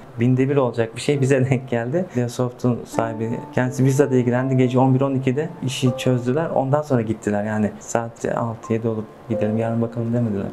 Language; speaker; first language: Turkish; native; Turkish